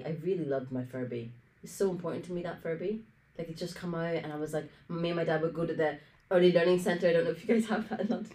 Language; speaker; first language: English; early bilingual, other home language; Arabic